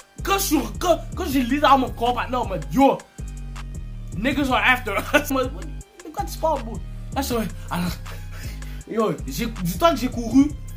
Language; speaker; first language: French; early bilingual, heritage; French